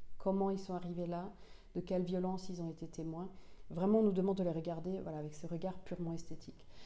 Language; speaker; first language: French; non-native, local second language; Finnish